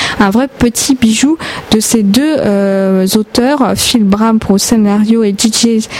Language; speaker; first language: French; native; French